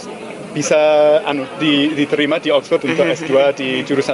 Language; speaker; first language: Indonesian; non-native, fluent; English